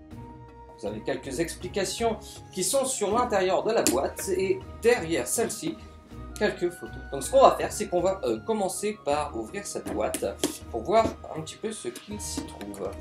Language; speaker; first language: French; native; French